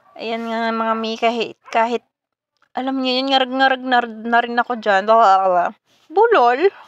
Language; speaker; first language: Filipino; non-native, local second language; Bikol